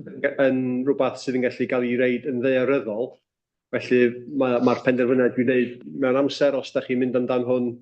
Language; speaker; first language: Welsh; native; Welsh